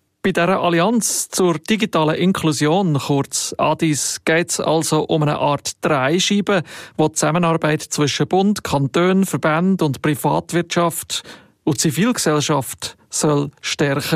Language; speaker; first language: German; native; German